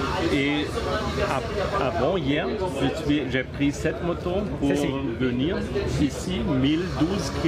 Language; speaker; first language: French; non-native, learner; German